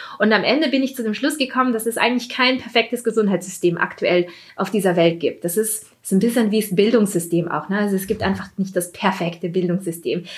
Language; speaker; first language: German; early bilingual, other home language; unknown